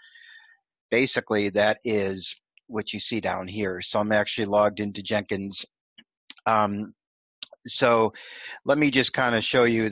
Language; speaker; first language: English; native; English